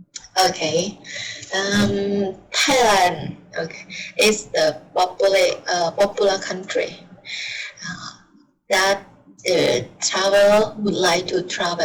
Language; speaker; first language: English; non-native, learner; Thai